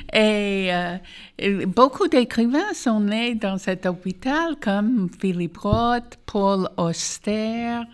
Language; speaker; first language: French; non-native, fluent; English